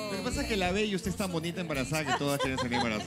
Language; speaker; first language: Spanish; native; Spanish